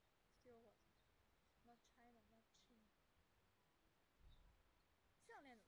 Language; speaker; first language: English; non-native, learner; Chinese